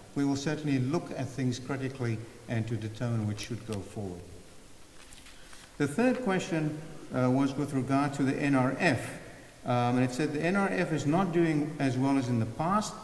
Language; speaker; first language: English; non-native, local second language; Afrikaans